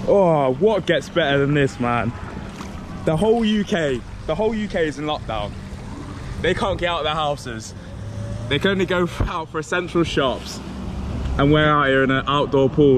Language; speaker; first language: English; native; English